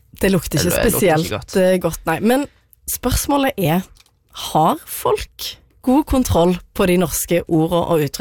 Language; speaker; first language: Norwegian; native; Norwegian